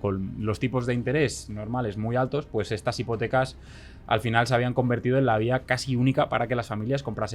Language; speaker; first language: Spanish; native; Spanish